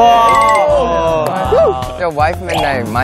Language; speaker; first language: Korean; non-native, learner; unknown